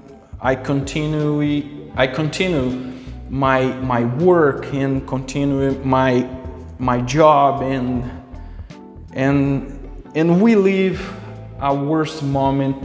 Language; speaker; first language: English; non-native, local second language; Portuguese